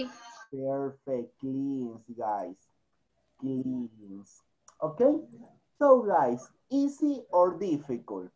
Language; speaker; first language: English; non-native, fluent; Spanish